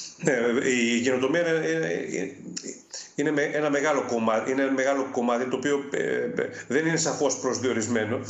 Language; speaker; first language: Greek; native; Greek